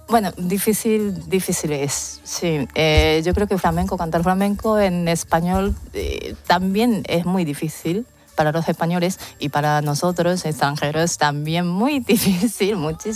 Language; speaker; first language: Spanish; non-native, fluent; Japanese